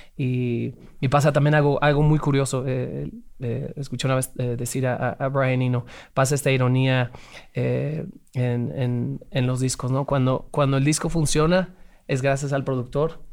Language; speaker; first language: Spanish; native; Spanish